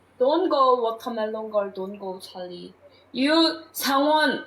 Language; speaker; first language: English; non-native, learner; Korean